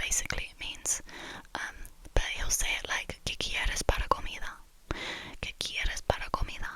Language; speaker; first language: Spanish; non-native, learner; English